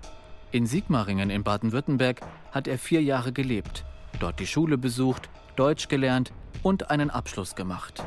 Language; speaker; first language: German; native; German